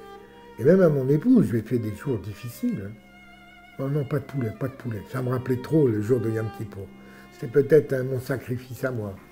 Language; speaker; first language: French; native; French